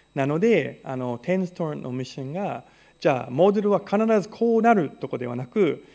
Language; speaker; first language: Japanese; non-native, fluent; English